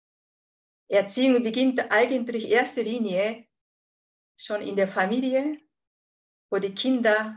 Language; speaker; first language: German; non-native, fluent; Japanese